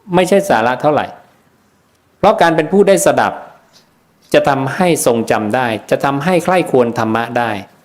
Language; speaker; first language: Thai; native; Thai